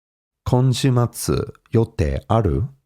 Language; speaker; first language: Japanese; non-native, fluent; English